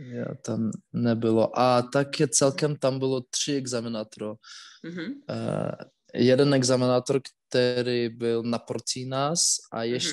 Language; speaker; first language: Czech; non-native, learner; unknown